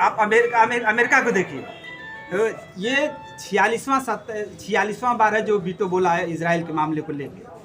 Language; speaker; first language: Hindi; native; Hindi